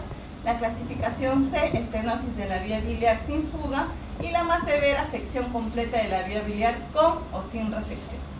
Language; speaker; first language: Spanish; native; Spanish